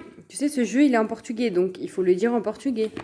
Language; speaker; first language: French; native; French